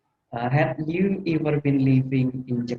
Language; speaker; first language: English; non-native, fluent; Indonesian